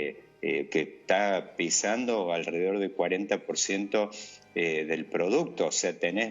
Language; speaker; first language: Spanish; native; Spanish